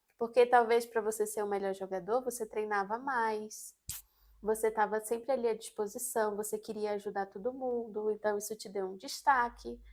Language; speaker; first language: Portuguese; native; Portuguese